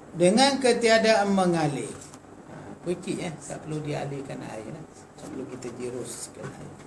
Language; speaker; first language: Malay; native; Malay